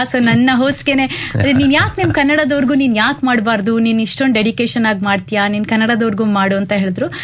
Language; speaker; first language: Kannada; native; Kannada